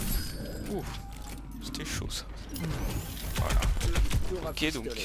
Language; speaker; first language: French; native; French